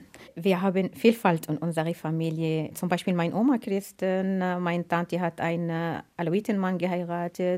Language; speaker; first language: German; non-native, learner; Arabic